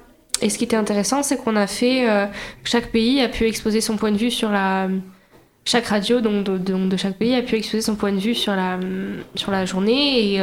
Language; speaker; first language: French; native; French